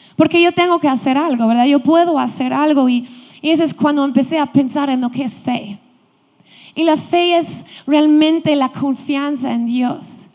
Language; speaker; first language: Spanish; non-native, fluent; English